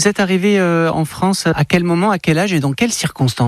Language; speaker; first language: French; native; French